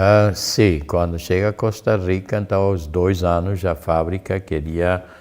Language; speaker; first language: Portuguese; non-native, fluent; German